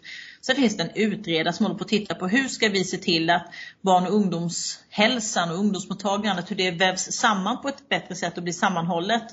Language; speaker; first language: Swedish; native; Swedish